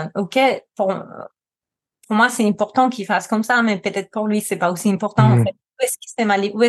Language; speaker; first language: French; non-native, fluent; Spanish